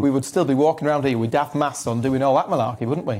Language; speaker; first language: English; native; English